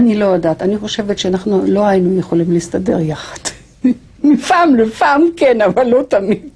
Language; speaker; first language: Hebrew; non-native, fluent; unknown